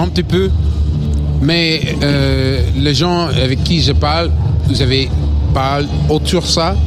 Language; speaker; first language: French; non-native, learner; English